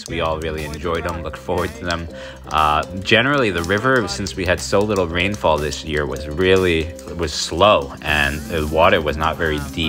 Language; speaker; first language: English; native; English